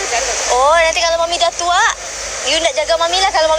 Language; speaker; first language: Indonesian; non-native, local second language; Malay